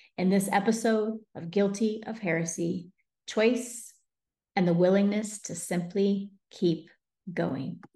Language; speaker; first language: English; native; English